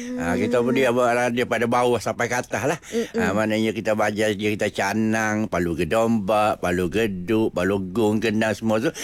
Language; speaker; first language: Malay; non-native, local second language; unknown